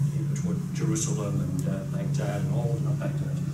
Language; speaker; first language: English; native; English